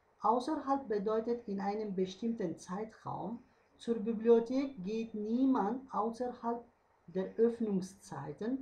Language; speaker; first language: German; non-native, fluent; Uzbek